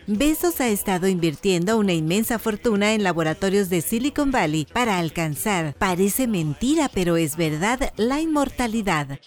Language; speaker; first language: Spanish; native; Spanish